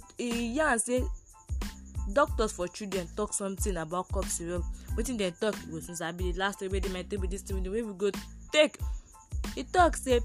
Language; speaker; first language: Nigerian Pidgin; non-native, local second language; Yoruba